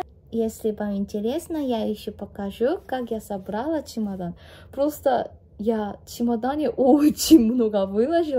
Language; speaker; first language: Russian; non-native, learner; Korean